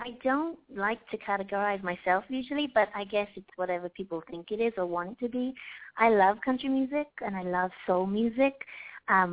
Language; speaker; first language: English; native; English